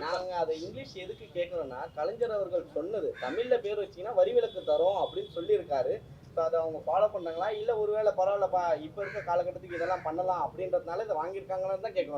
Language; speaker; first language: Tamil; native; Tamil